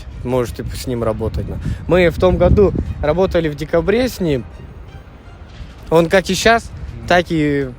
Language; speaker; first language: Russian; native; Russian